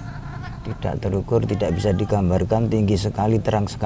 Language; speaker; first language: Indonesian; native; Indonesian